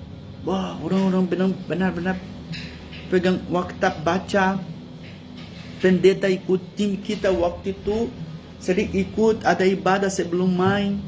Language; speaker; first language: Indonesian; non-native, fluent; Portuguese